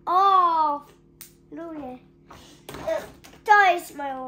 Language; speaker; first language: Polish; early bilingual, heritage; Polish